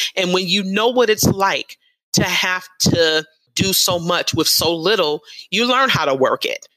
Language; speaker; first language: English; native; English